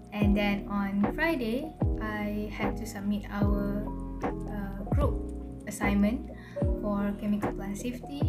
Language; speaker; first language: English; non-native, local second language; Malay